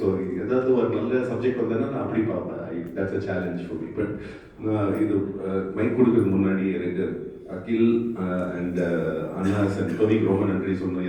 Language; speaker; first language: Tamil; non-native, fluent; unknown